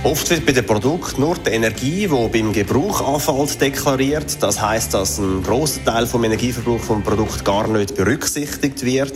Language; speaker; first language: German; native; German